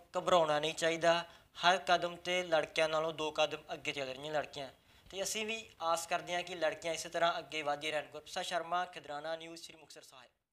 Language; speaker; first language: Hindi; non-native, local second language; Punjabi